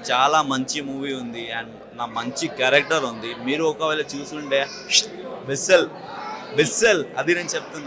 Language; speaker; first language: Telugu; non-native, learner; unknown